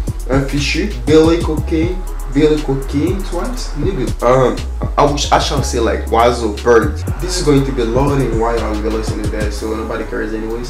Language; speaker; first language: English; early bilingual, other home language; French